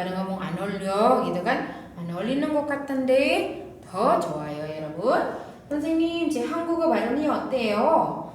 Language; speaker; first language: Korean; non-native, fluent; Indonesian